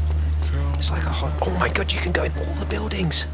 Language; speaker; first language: English; native; English